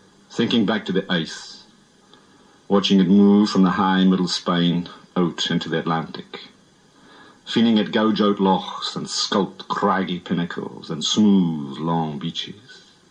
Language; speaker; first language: English; native; English